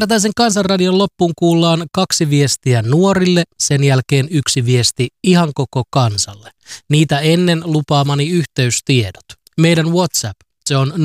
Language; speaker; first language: Finnish; native; Finnish